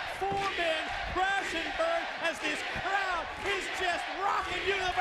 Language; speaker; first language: English; native; English